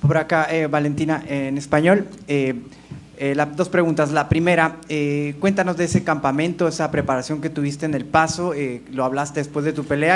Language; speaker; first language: Spanish; native; Spanish